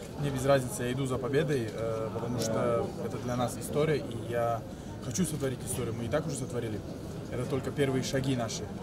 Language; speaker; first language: Russian; non-native, local second language; Uzbek